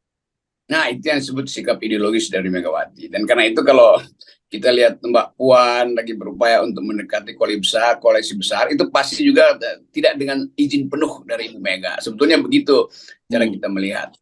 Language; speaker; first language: Indonesian; native; Indonesian